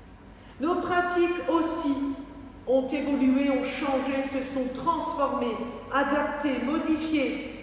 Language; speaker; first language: French; native; French